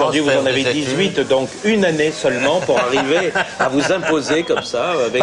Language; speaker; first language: French; native; French